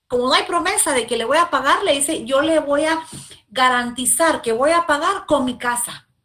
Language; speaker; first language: Spanish; native; Spanish